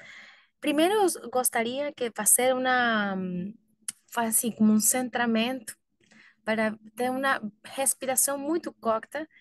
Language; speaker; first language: Portuguese; non-native, learner; Spanish